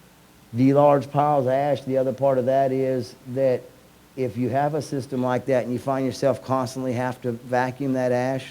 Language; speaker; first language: English; native; English